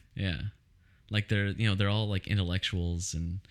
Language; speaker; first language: English; native; English